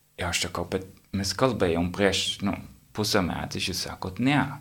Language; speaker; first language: Lithuanian; non-native, learner; English